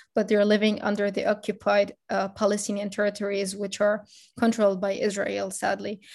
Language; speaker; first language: English; non-native, fluent; Arabic